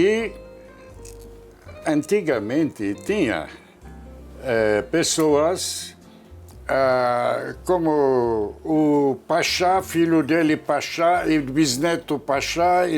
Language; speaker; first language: Portuguese; non-native, fluent; Arabic